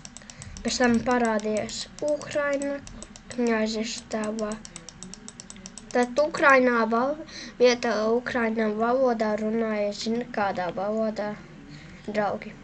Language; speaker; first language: Latvian; non-native, local second language; Russian